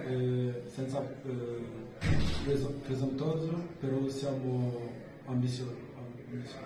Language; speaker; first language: Italian; non-native, learner; French